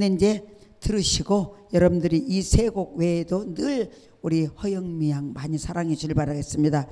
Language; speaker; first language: Korean; native; Korean